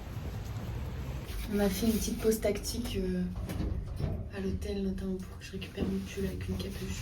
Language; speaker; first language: French; native; French